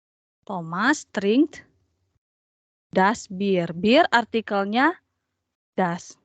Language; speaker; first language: German; non-native, fluent; Indonesian